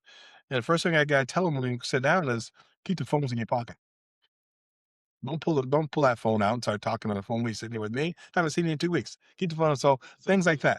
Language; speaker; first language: English; native; English